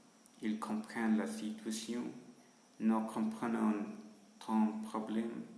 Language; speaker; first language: French; non-native, learner; Spanish